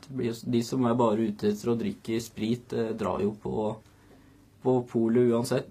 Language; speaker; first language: Norwegian; native; Norwegian